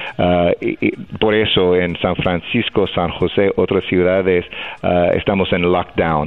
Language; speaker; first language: Spanish; non-native, fluent; English